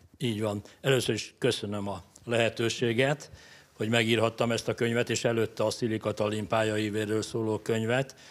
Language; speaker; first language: Hungarian; native; Hungarian